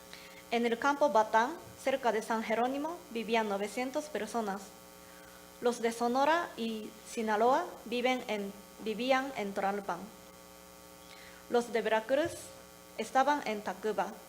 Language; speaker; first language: Spanish; non-native, learner; Japanese